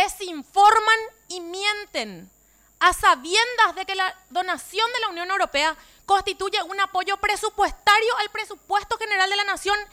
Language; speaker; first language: Spanish; native; Spanish